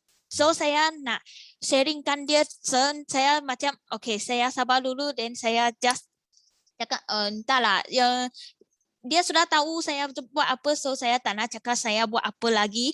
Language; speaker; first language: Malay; non-native, local second language; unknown